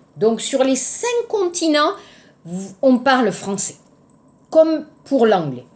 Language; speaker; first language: French; native; French